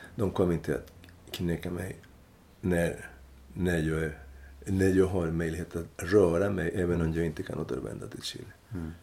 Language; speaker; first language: Swedish; non-native, fluent; Spanish